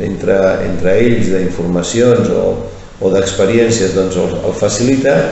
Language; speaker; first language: Catalan; native; Catalan